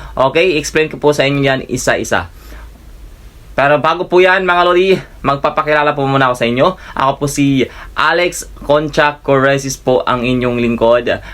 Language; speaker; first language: Filipino; non-native, local second language; Cebuano